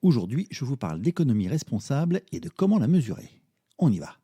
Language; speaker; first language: French; native; French